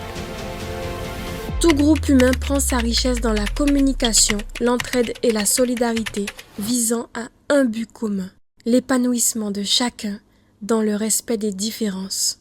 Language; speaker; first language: French; native; French